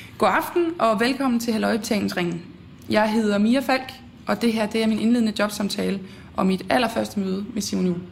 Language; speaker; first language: Danish; native; Danish